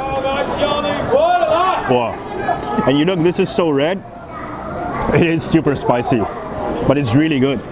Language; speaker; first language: Chinese; non-native, learner; German